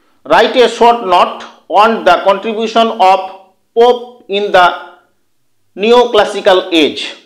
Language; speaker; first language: English; non-native, local second language; Bangla